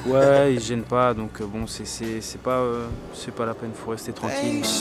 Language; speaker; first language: French; native; French